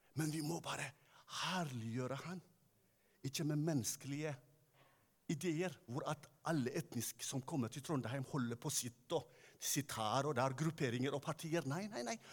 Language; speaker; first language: Norwegian; non-native, fluent; Tigrinya